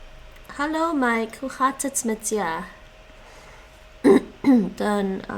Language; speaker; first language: Dutch; non-native, learner; English